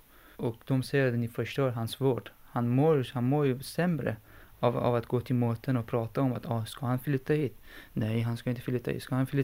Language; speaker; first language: Swedish; non-native, learner; Persian